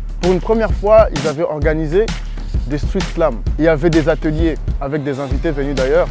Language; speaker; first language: French; non-native, local second language; Rundi